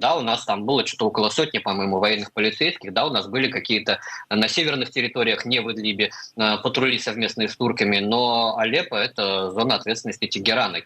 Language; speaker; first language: Russian; native; Russian